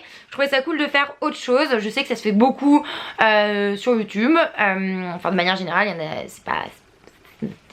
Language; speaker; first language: French; native; French